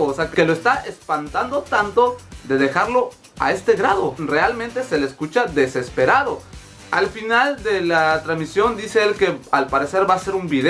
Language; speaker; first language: Spanish; native; Spanish